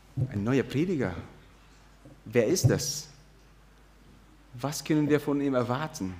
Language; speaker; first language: German; non-native, fluent; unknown